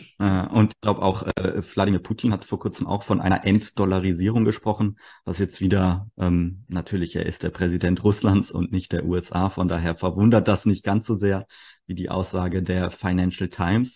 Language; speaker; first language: German; native; German